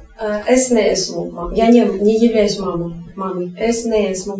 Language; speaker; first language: Latvian; non-native, learner; Russian